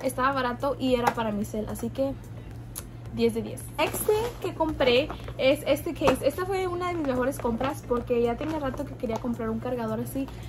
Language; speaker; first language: Spanish; early bilingual, heritage; Spanish